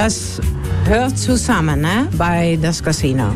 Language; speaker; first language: German; non-native, learner; Dutch